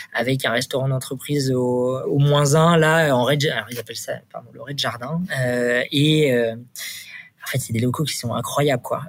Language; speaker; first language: French; native; French